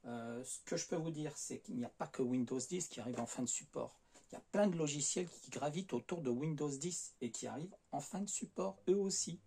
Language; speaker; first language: French; native; French